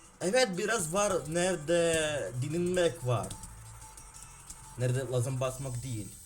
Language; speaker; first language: Turkish; non-native, learner; Ukrainian